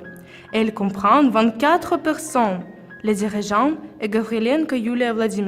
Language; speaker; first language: French; non-native, learner; Russian